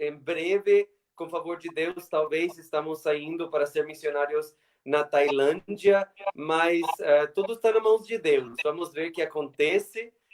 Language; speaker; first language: Portuguese; non-native, fluent; Spanish